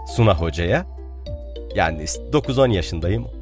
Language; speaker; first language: Turkish; non-native, local second language; Arabic